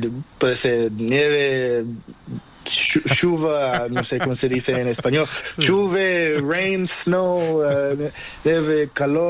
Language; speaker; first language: Spanish; non-native, learner; Portuguese